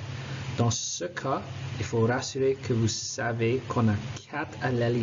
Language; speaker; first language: French; non-native, local second language; English